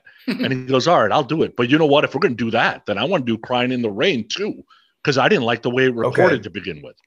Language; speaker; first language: English; native; English